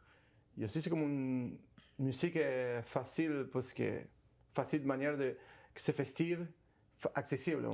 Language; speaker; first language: French; non-native, learner; Spanish